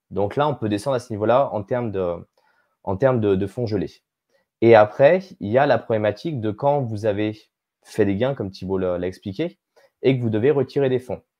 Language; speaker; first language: French; native; French